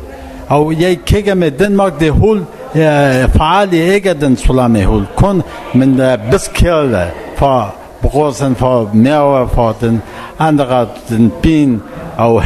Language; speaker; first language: Danish; non-native, learner; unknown